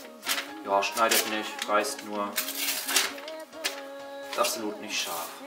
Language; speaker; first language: German; native; German